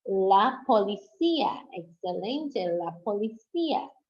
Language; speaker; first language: Spanish; non-native, fluent; English